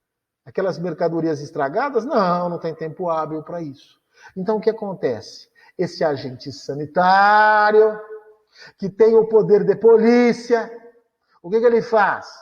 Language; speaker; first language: Portuguese; native; Portuguese